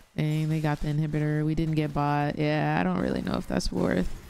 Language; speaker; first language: English; native; English